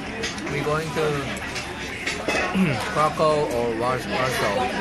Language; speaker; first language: English; non-native, learner; Korean